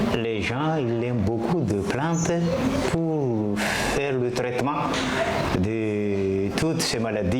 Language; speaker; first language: French; non-native, local second language; Malagasy